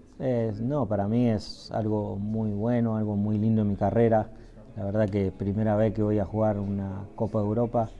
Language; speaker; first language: Spanish; native; Spanish